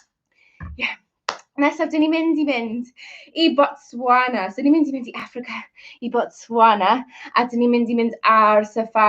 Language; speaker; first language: Welsh; non-native, learner; English